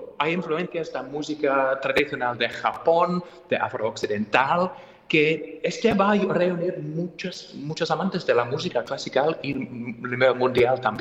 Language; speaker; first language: Spanish; non-native, fluent; English